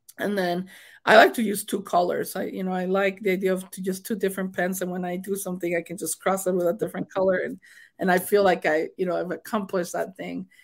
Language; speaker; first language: English; non-native, fluent; Spanish